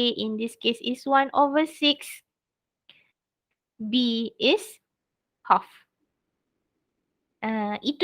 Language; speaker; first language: English; non-native, local second language; Malay